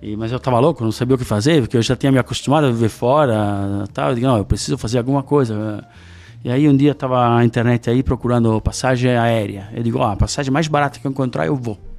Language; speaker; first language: Portuguese; non-native, fluent; Italian